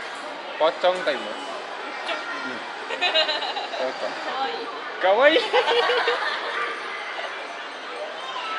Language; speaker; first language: Japanese; non-native, learner; Indonesian